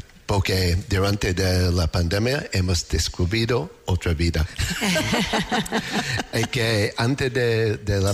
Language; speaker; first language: Spanish; non-native, learner; English